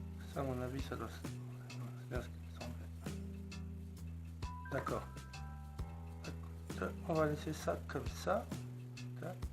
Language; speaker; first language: French; native; French